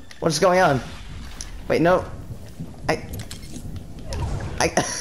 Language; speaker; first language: English; native; English